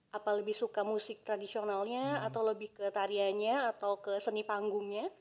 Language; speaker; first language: Indonesian; native; Indonesian